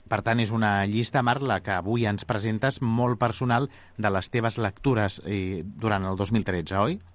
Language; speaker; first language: Catalan; native; Catalan